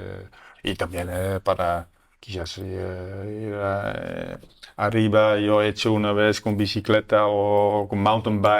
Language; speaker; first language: Spanish; non-native, learner; Dutch